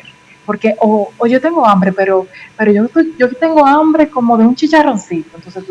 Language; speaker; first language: Spanish; native; Spanish